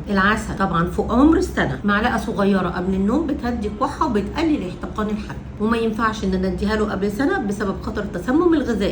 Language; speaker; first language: Arabic; native; Arabic